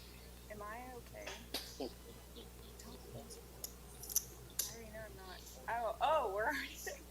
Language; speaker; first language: English; native; English